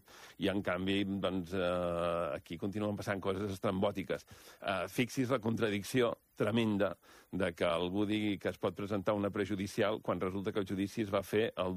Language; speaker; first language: Catalan; native; Catalan